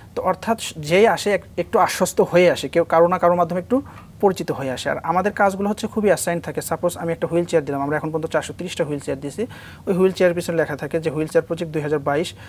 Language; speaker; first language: Bangla; native; Bangla